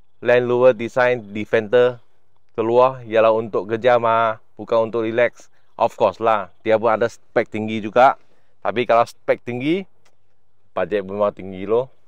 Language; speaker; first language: Malay; non-native, local second language; Chinese